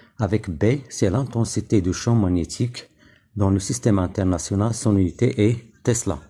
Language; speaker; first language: French; non-native, local second language; Arabic